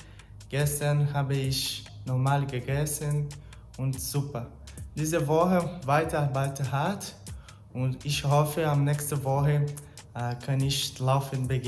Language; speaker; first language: German; non-native, learner; Portuguese